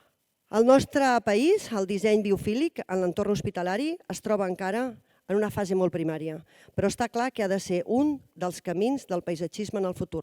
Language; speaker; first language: Catalan; native; Catalan